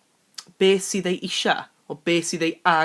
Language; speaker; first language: Welsh; non-native, local second language; English